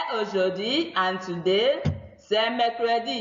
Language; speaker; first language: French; non-native, fluent; Igbo